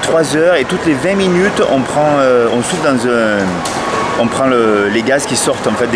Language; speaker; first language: French; native; French